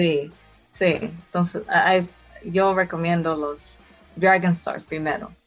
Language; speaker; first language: Spanish; early bilingual, heritage; Spanish